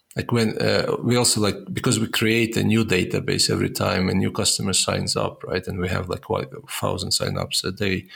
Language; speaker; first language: English; non-native, fluent; Estonian